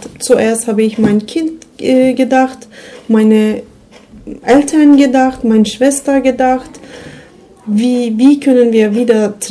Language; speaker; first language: German; non-native, learner; Turkish